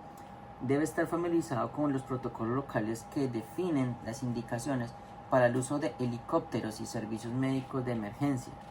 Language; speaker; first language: Spanish; native; Spanish